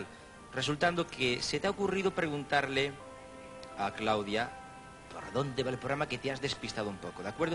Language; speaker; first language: Spanish; native; Spanish